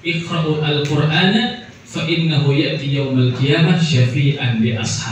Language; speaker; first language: Indonesian; native; Indonesian